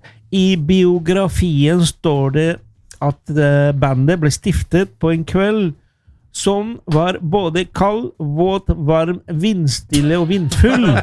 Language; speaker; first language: Norwegian; non-native, fluent; Spanish